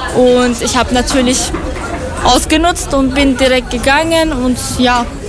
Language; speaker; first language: German; non-native, fluent; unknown